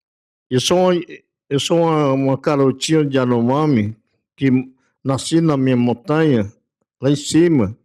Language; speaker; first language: Portuguese; non-native, local second language; Yanomámi